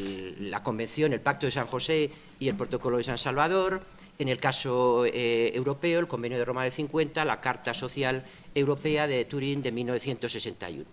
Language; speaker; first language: Spanish; native; Spanish